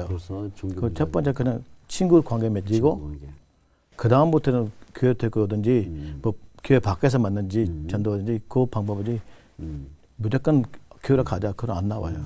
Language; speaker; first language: Korean; non-native, learner; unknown